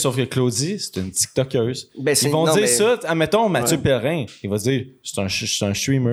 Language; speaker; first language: French; native; French